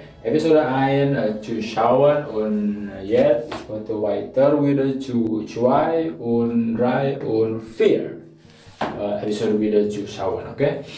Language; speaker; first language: German; non-native, learner; Indonesian